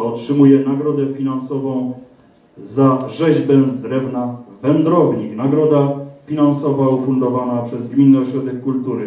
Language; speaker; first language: Polish; native; Polish